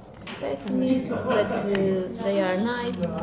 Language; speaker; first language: English; non-native, learner; Portuguese